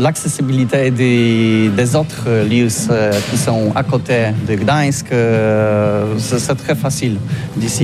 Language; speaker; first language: French; non-native, learner; Polish